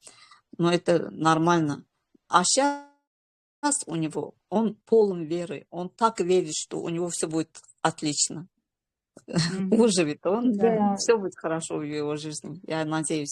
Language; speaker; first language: Russian; non-native, local second language; Azerbaijani